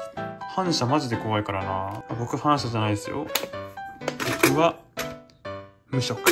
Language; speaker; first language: Japanese; native; Japanese